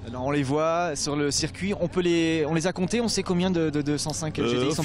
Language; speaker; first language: French; native; French